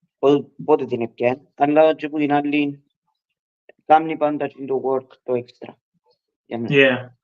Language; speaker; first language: Greek; early bilingual, heritage; Greek